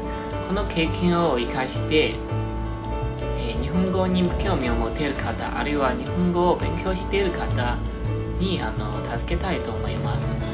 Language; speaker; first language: Japanese; non-native, fluent; Chinese